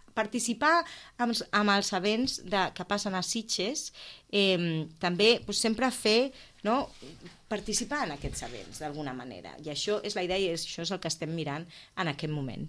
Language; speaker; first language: Catalan; native; Catalan